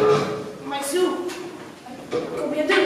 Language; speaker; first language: Basque; non-native, local second language; Spanish